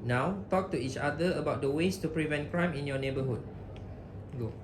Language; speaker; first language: English; non-native, local second language; Malay